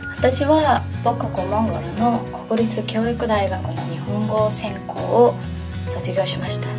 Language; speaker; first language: Japanese; non-native, fluent; Mongolian